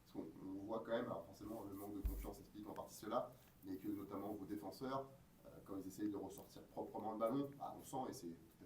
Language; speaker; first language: French; native; French